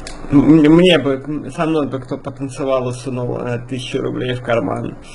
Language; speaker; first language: Russian; native; Russian